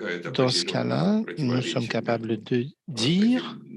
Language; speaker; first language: French; non-native, fluent; Russian